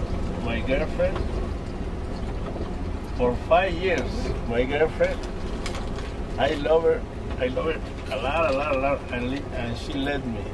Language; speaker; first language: English; non-native, learner; Spanish